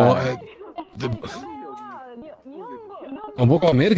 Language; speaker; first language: Japanese; non-native, learner; Spanish